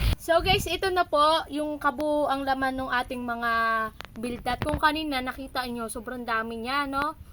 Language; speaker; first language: Filipino; native; Filipino